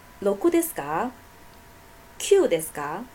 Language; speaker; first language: Japanese; non-native, fluent; Chinese